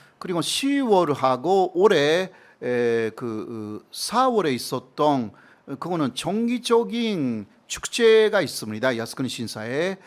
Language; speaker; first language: Korean; non-native, fluent; Japanese